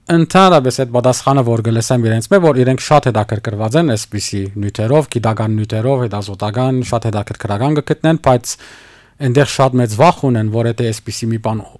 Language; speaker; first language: Armenian; early bilingual, heritage; Armenian